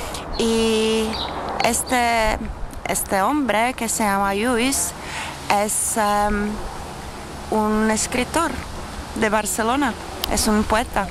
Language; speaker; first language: Spanish; non-native, fluent; Czech